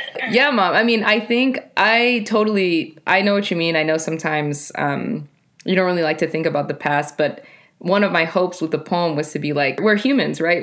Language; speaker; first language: English; early bilingual, other home language; Spanish